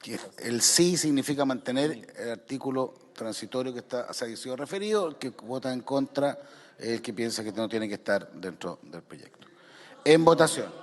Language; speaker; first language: Spanish; native; Spanish